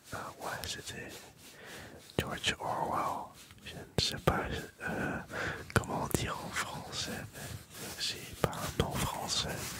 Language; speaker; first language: French; non-native, learner; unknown